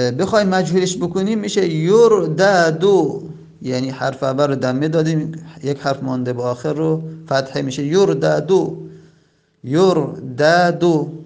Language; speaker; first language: Persian; non-native, local second language; Azerbaijani